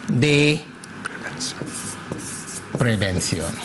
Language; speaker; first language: Spanish; non-native, fluent; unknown